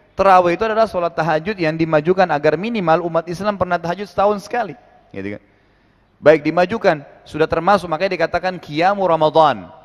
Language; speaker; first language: Indonesian; native; Indonesian